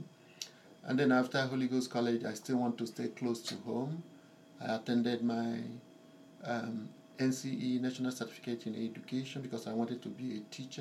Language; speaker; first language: English; non-native, local second language; Igbo